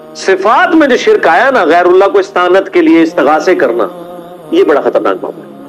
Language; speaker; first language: Urdu; non-native, local second language; Punjabi